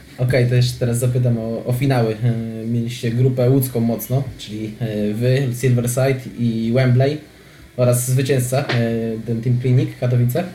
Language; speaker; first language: Polish; native; Polish